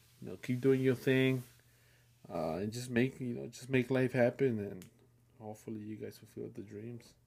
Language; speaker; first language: English; early bilingual, other home language; Spanish